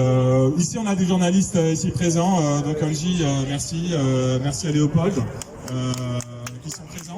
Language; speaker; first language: French; native; French